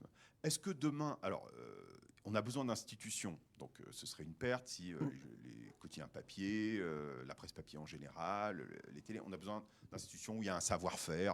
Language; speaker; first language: French; native; French